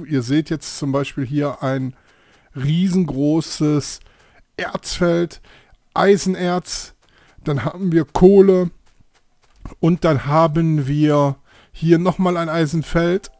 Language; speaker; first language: German; native; German